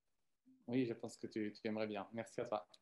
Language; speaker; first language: French; non-native, fluent; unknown